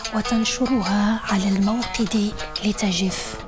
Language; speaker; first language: Arabic; native; Arabic